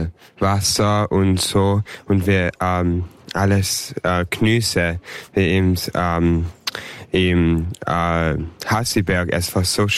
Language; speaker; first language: German; early bilingual, heritage; German